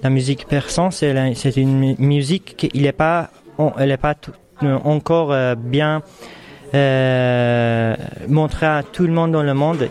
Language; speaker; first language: French; non-native, fluent; Persian